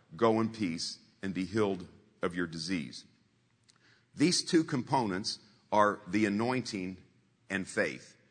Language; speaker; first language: English; native; English